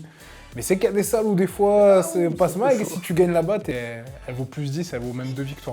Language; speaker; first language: French; native; French